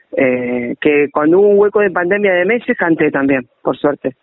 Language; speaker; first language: Spanish; native; Spanish